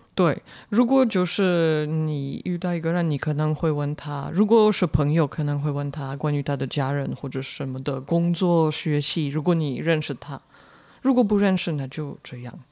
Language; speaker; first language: Chinese; non-native, fluent; French